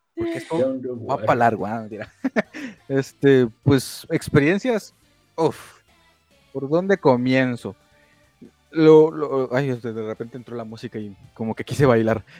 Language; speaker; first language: Spanish; native; Spanish